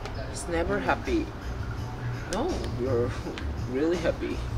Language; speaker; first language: English; non-native, learner; Korean